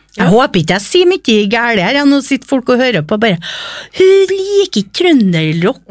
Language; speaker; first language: Norwegian; native; Norwegian